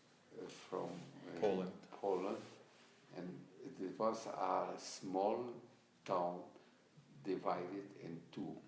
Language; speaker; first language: English; non-native, learner; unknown